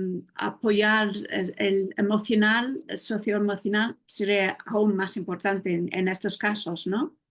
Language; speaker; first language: Spanish; non-native, fluent; English